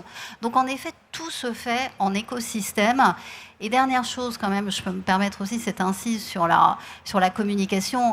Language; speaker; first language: French; native; French